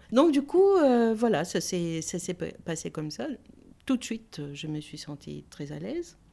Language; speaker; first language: French; non-native, fluent; Greek